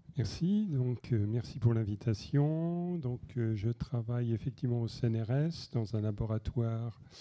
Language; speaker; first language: French; native; French